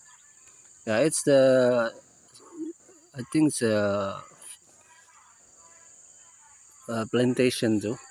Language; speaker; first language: English; non-native, learner; Indonesian